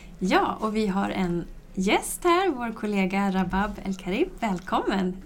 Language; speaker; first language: Swedish; native; Swedish